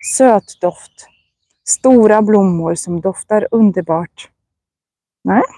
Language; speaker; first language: Swedish; non-native, fluent; Russian